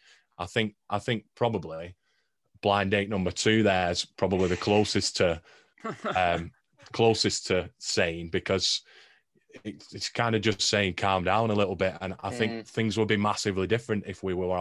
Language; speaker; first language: English; native; English